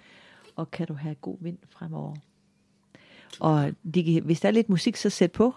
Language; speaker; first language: Danish; native; Danish